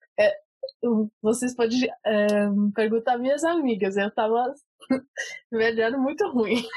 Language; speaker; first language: Portuguese; early bilingual, heritage; Portuguese